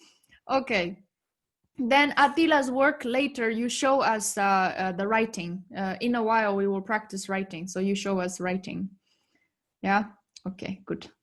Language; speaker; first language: English; non-native, fluent; Tibetan